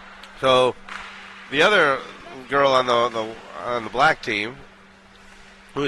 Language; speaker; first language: English; native; English